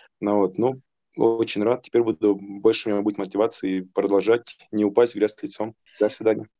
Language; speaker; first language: Russian; native; Russian